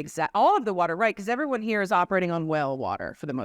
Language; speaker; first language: English; native; English